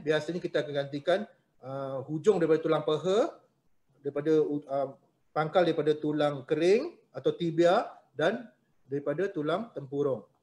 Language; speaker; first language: Malay; native; Malay